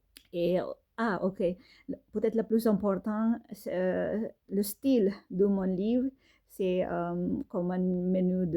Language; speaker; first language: French; non-native, learner; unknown